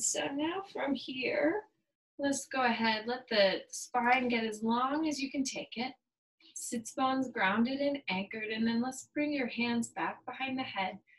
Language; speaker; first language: English; native; English